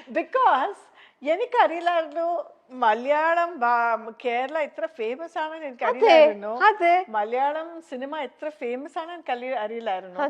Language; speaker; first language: Malayalam; non-native, local second language; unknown